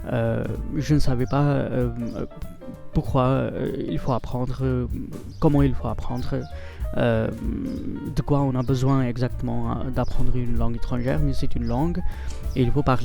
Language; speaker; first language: French; non-native, fluent; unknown